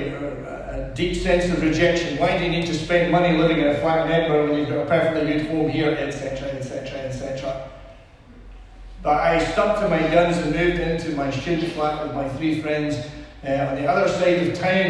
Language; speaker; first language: English; native; English